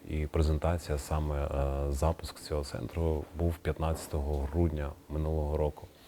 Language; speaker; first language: Ukrainian; native; Ukrainian